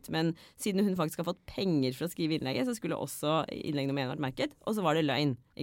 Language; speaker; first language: Norwegian; native; Norwegian